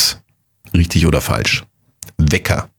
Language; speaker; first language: German; native; German